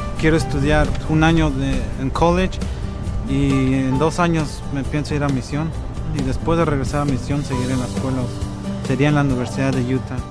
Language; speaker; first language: Spanish; early bilingual, heritage; Spanish